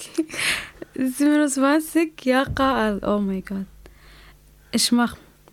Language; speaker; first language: German; non-native, learner; Somali